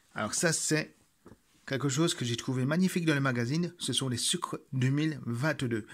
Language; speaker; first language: French; native; French